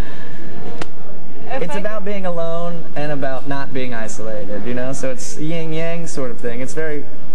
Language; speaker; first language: English; native; English